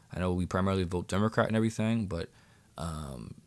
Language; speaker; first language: English; native; English